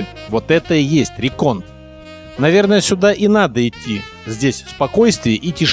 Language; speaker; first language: Russian; native; Russian